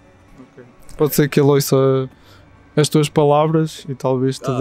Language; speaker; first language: Portuguese; native; Portuguese